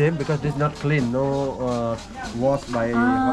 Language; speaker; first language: English; non-native, learner; Indonesian